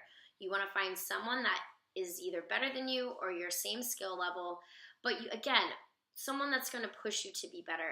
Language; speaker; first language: English; native; English